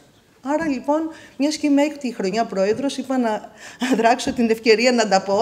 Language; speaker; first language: Greek; native; Greek